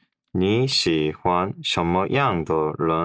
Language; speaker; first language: Chinese; non-native, learner; Korean